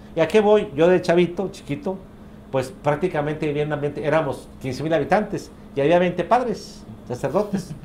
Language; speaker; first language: Spanish; native; Spanish